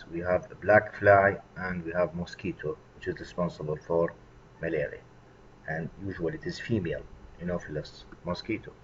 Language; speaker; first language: English; non-native, fluent; Arabic